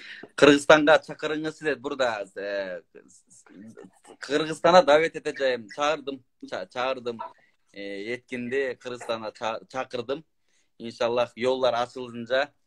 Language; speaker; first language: Turkish; non-native, learner; Kyrgyz